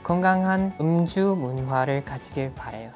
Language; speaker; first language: Korean; non-native, fluent; English